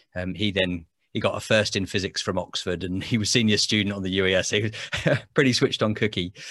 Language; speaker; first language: English; native; English